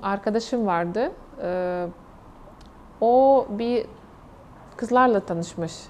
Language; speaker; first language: Turkish; non-native, fluent; Russian